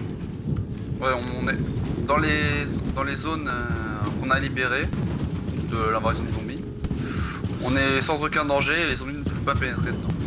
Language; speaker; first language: French; native; French